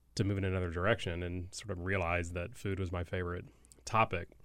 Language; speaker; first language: English; native; English